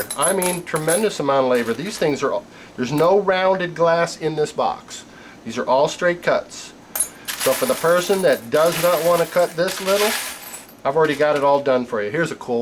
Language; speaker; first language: English; native; English